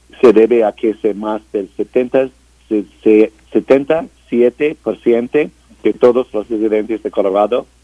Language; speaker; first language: Spanish; non-native, learner; English